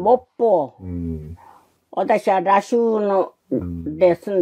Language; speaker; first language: Japanese; non-native, learner; Korean